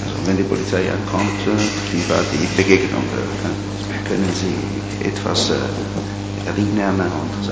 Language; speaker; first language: German; non-native, learner; Italian